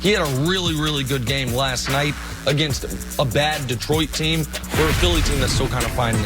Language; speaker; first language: English; native; English